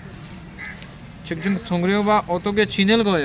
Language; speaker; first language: Korean; non-native, learner; Urdu